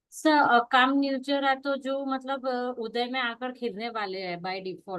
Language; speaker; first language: Hindi; non-native, local second language; Gujarati